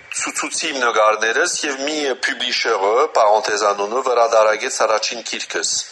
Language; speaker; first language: Armenian; early bilingual, heritage; Armenian